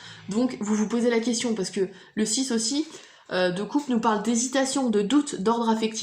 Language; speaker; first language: French; native; French